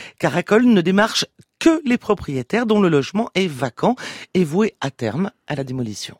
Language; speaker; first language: French; native; French